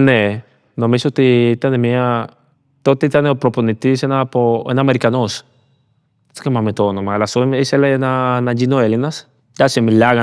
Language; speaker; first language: Greek; non-native, learner; Spanish